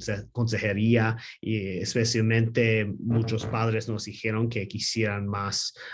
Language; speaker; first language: Spanish; non-native, learner; English